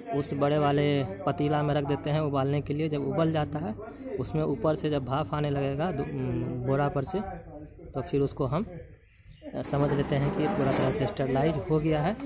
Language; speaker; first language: Hindi; native; Hindi